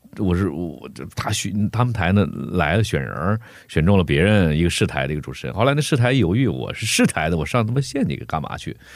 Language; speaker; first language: Chinese; native; Chinese